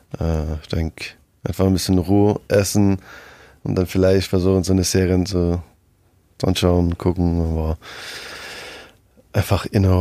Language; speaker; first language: German; non-native, fluent; French